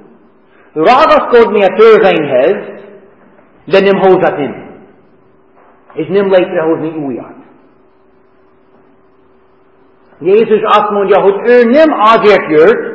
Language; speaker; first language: Hungarian; non-native, fluent; English